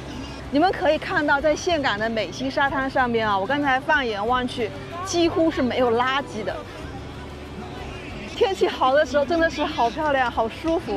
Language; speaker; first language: Chinese; native; Chinese